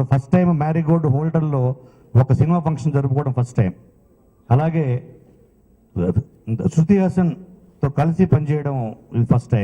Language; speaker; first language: Telugu; native; Telugu